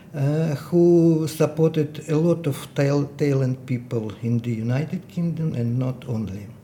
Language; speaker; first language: English; non-native, fluent; Ukrainian